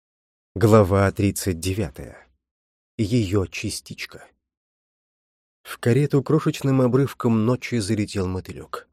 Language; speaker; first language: Russian; native; Russian